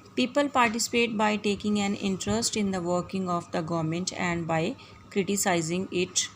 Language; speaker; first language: English; non-native, local second language; Punjabi